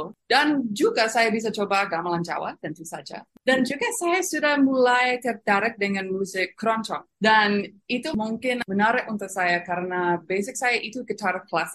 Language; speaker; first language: Indonesian; non-native, fluent; English